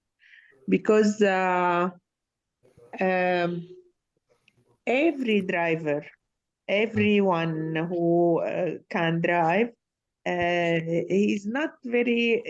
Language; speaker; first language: English; non-native, learner; Arabic